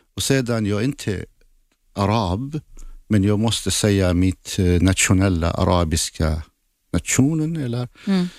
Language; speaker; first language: Swedish; non-native, fluent; Assyrian Neo-Aramaic